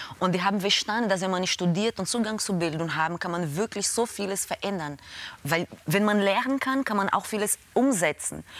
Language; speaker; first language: German; non-native, fluent; Portuguese